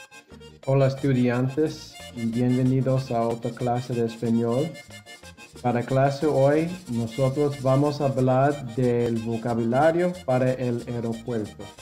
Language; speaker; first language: Spanish; non-native, fluent; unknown